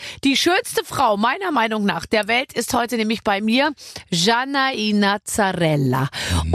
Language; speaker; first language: German; native; German